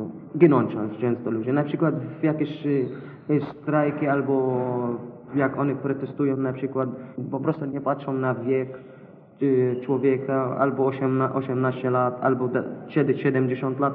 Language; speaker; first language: Polish; non-native, learner; Arabic